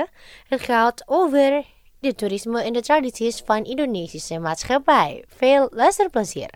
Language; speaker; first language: Dutch; non-native, fluent; Indonesian